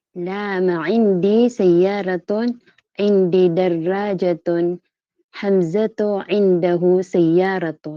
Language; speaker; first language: Arabic; non-native, learner; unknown